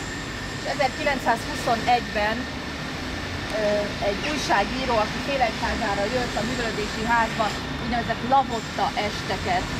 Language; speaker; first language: Hungarian; native; Hungarian